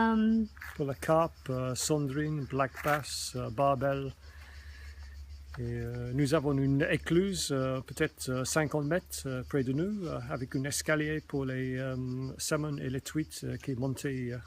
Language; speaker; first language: French; non-native, learner; English